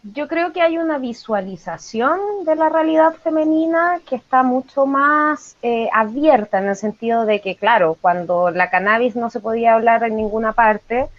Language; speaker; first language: Spanish; native; Spanish